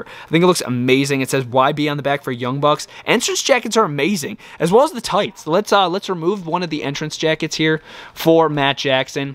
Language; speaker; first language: English; native; English